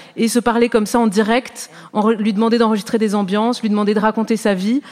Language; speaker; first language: French; native; French